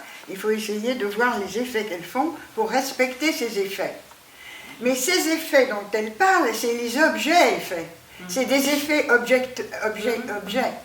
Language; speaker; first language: French; native; French